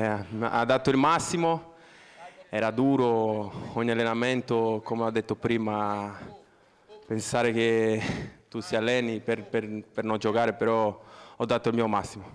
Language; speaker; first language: Italian; non-native, fluent; Portuguese